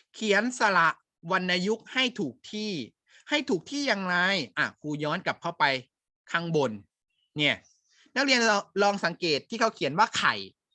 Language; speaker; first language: Thai; native; Thai